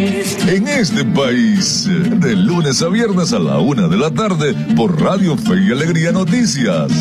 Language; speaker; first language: Spanish; native; Spanish